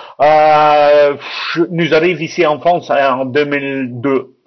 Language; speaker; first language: French; non-native, learner; English